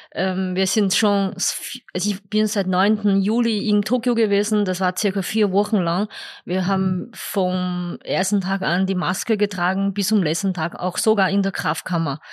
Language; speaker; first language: German; non-native, fluent; Chinese